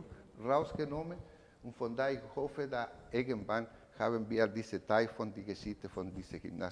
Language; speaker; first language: German; non-native, learner; Spanish